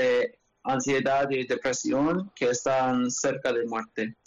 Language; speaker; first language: Spanish; non-native, learner; English